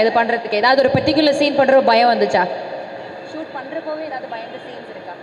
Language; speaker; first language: Tamil; native; Tamil